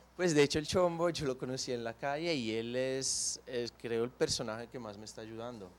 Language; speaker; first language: Spanish; non-native, fluent; Portuguese